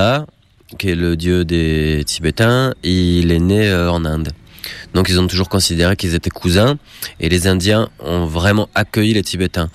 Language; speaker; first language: French; native; French